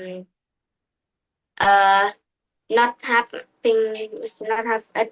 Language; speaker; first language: English; non-native, learner; Vietnamese